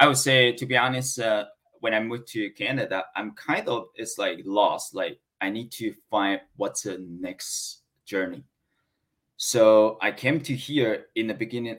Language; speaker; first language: English; non-native, learner; Chinese